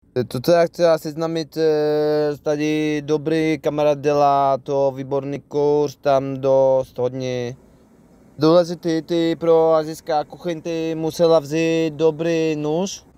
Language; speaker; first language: Czech; non-native, learner; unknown